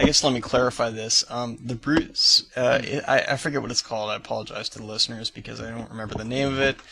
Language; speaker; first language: English; native; English